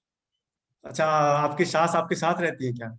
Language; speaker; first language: Hindi; native; Hindi